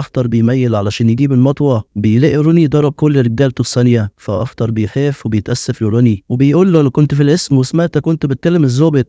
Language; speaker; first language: Arabic; native; Arabic